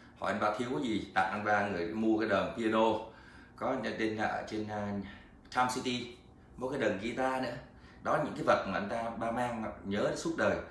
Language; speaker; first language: Vietnamese; native; Vietnamese